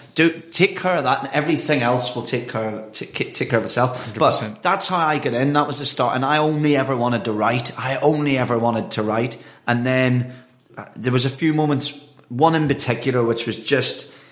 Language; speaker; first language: English; native; English